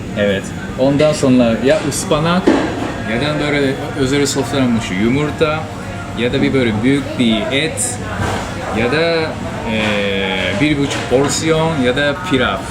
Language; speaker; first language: Turkish; non-native, fluent; Japanese